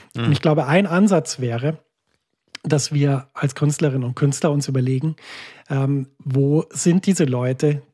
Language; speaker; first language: German; native; German